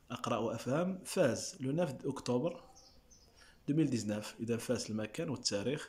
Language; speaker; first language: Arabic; native; Arabic